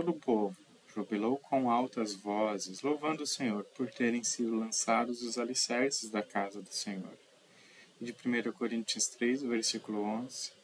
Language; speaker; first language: Portuguese; native; Portuguese